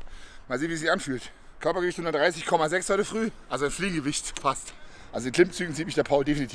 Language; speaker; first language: German; native; German